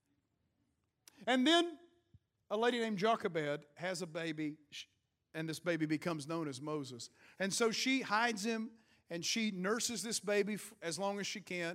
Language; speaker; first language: English; native; English